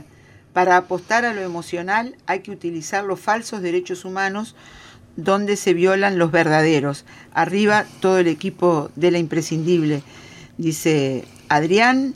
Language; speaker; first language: Spanish; native; Spanish